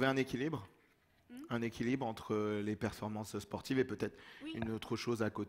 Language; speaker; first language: French; native; French